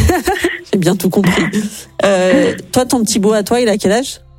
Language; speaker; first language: French; native; French